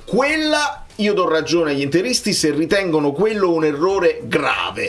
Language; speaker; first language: Italian; native; Italian